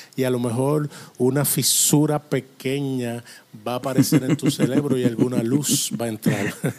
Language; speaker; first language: Spanish; non-native, fluent; English